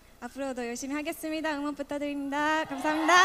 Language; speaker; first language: Korean; non-native, local second language; Japanese